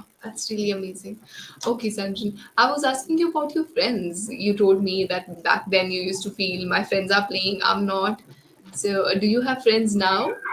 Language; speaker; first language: English; non-native, local second language; Hindi